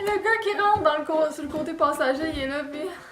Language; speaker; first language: French; native; French